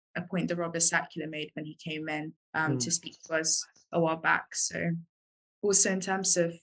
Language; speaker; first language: English; native; English